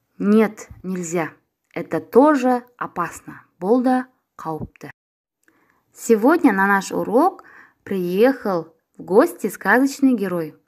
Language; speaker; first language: Russian; non-native, local second language; Kazakh